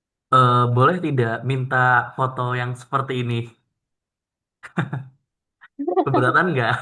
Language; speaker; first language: Indonesian; native; Indonesian